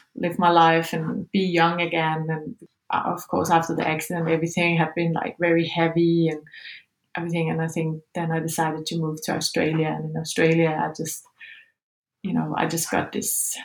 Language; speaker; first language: English; non-native, fluent; Danish